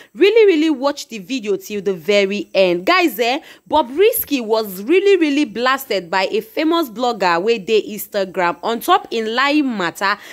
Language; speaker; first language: Nigerian Pidgin; native; Nigerian Pidgin